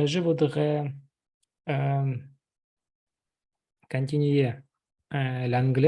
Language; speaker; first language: French; non-native, learner; Russian